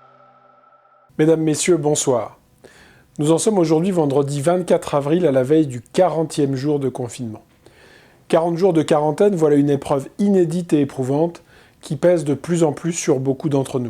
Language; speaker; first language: French; native; French